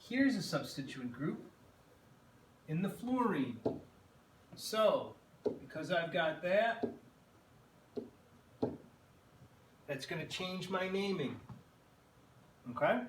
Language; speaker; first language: English; native; English